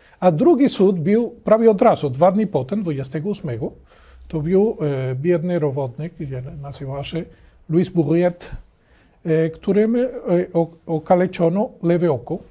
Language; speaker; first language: Polish; non-native, learner; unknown